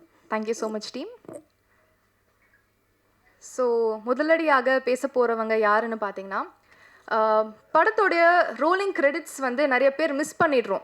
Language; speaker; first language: Tamil; native; Tamil